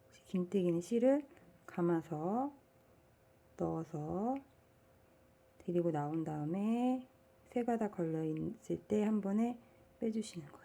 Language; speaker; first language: Korean; native; Korean